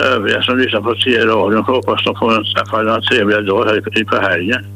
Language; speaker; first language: Swedish; native; Swedish